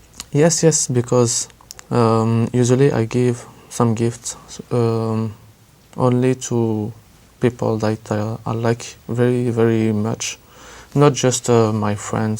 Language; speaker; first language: English; non-native, learner; French